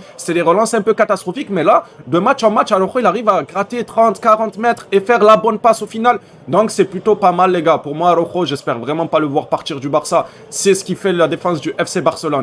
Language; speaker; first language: French; native; French